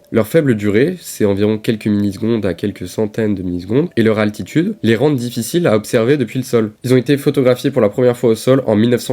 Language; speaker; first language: French; native; French